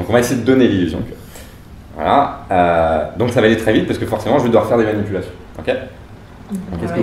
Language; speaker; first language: French; native; French